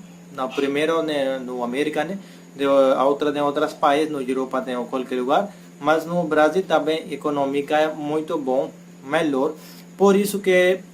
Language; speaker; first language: Portuguese; non-native, learner; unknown